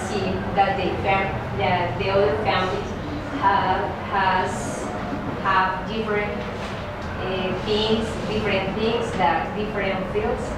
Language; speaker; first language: English; non-native, learner; Spanish